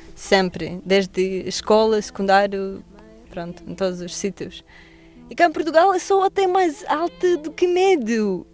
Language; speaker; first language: Portuguese; non-native, fluent; Russian